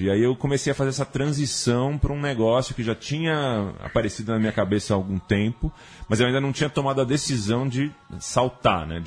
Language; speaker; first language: Portuguese; native; Portuguese